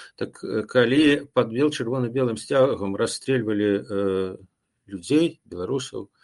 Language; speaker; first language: Belarusian; non-native, local second language; Russian